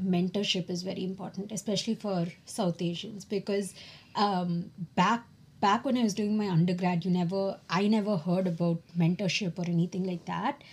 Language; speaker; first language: English; non-native, local second language; Tamil